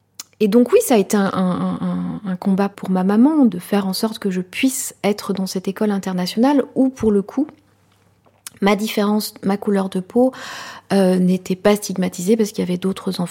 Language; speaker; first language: French; non-native, local second language; Kinyarwanda